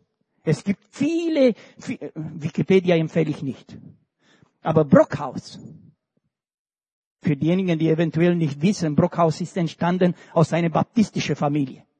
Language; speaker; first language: German; non-native, fluent; Romanian